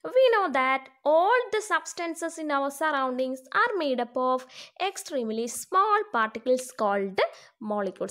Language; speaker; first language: English; non-native, local second language; Malayalam